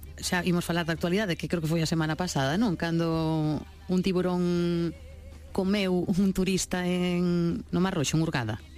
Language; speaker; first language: Galician; non-native, local second language; Spanish